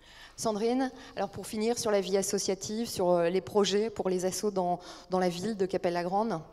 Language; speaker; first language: French; native; French